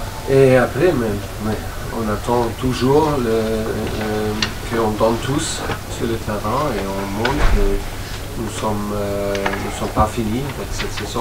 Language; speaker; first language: French; non-native, fluent; German